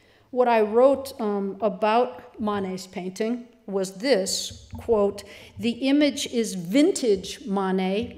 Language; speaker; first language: English; native; English